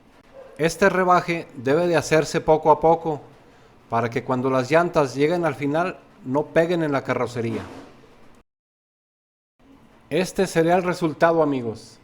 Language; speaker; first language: Spanish; native; Spanish